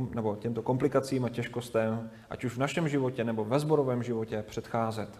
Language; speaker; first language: Czech; native; Czech